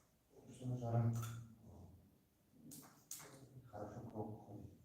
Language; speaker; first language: Russian; non-native, local second language; Tajik